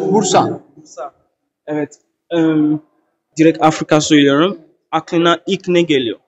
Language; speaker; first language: Turkish; non-native, learner; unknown